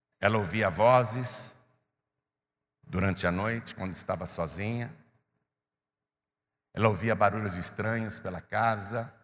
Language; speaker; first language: Portuguese; native; Portuguese